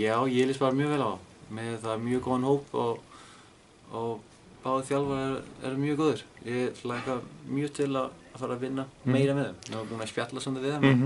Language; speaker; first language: Icelandic; non-native, learner; Danish